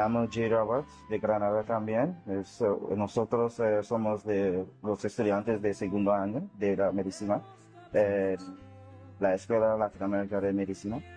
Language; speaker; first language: Spanish; non-native, learner; English